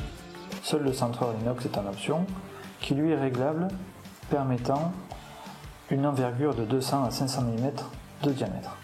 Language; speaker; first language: French; native; French